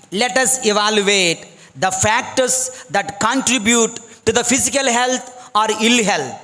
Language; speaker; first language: English; non-native, local second language; Telugu